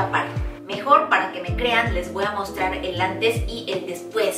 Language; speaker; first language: Spanish; non-native, fluent; Korean